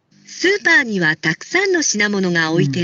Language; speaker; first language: Japanese; non-native, learner; Indonesian